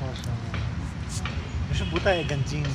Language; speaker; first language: Chinese; non-native, learner; Polish